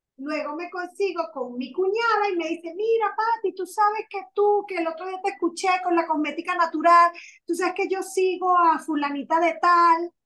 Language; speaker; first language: Spanish; native; Spanish